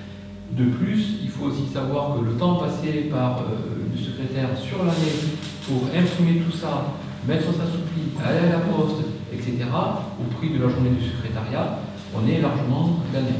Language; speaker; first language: French; native; French